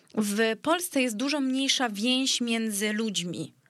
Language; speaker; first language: Polish; early bilingual, heritage; Greek